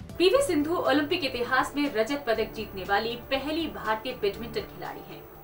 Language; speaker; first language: Hindi; native; Hindi